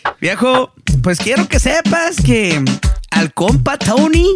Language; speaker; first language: Spanish; early bilingual, other home language; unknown